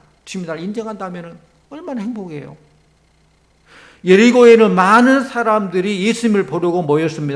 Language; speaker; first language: Korean; native; Korean